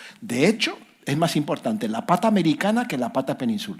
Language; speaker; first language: Spanish; native; Spanish